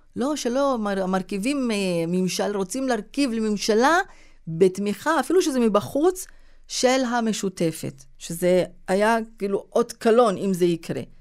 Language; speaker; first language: Hebrew; non-native, local second language; Arabic